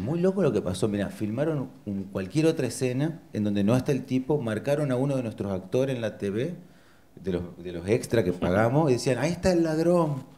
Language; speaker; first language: Spanish; native; Spanish